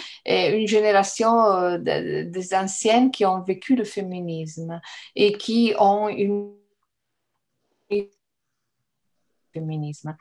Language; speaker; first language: French; non-native, fluent; Italian